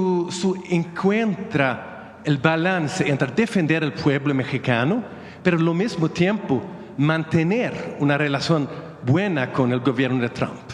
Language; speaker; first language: Spanish; non-native, learner; Swedish